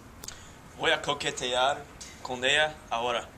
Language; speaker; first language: Spanish; non-native, learner; English